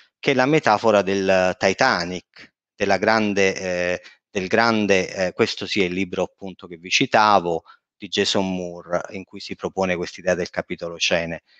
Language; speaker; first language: Italian; native; Italian